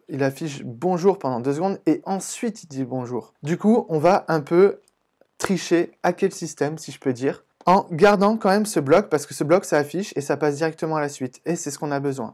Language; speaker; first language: French; native; French